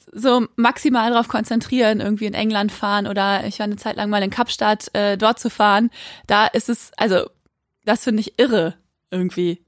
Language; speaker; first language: German; native; German